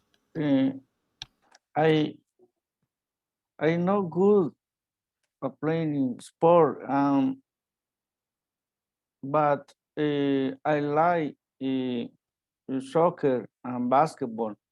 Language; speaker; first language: English; non-native, learner; Spanish